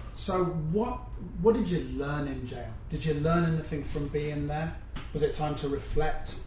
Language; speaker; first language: English; native; English